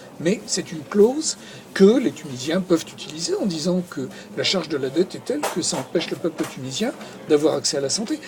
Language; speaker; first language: French; native; French